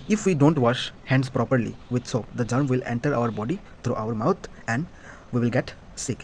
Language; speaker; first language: English; non-native, local second language; Assamese